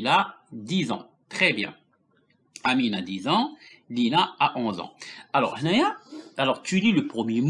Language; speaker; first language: French; non-native, local second language; Arabic